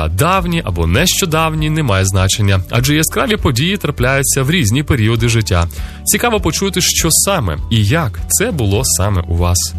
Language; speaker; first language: Ukrainian; native; Ukrainian